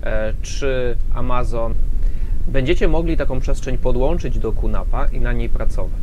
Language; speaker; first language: Polish; native; Polish